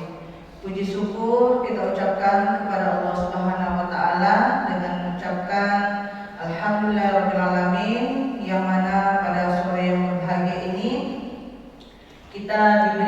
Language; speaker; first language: Indonesian; native; Indonesian